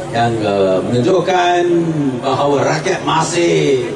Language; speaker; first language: Malay; non-native, local second language; Chinese